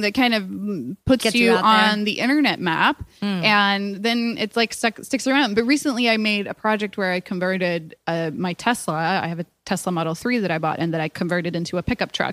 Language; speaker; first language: English; non-native, fluent; Swedish